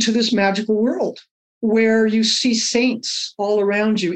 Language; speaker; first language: English; native; English